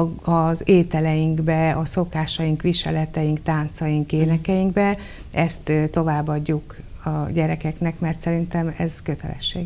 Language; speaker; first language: Hungarian; native; Hungarian